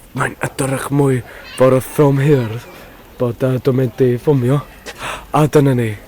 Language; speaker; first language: Welsh; non-native, learner; English